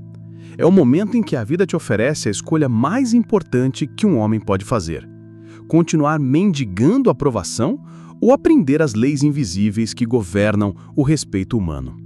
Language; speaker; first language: Portuguese; native; Portuguese